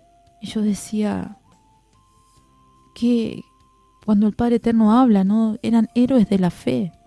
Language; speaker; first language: Spanish; native; Spanish